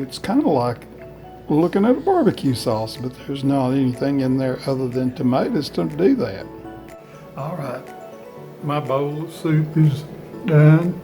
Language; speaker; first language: English; native; English